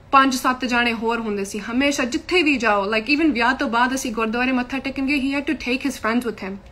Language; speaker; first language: Punjabi; early bilingual, heritage; Punjabi